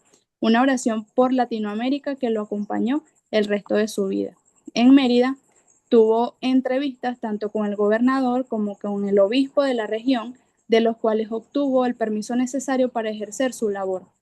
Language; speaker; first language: Spanish; native; Spanish